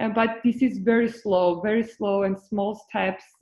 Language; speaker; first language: English; non-native, fluent; Georgian